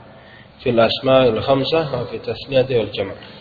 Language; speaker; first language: Arabic; non-native, fluent; Indonesian